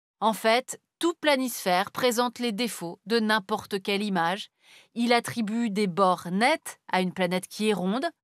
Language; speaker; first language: French; native; French